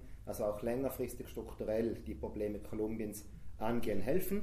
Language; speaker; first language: German; native; German